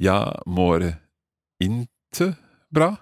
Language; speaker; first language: Swedish; non-native, learner; English